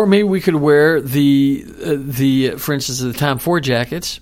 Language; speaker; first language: English; native; English